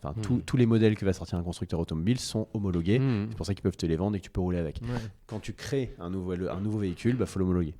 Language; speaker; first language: French; native; French